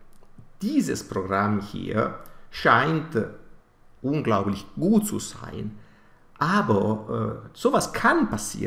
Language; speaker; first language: German; non-native, fluent; Italian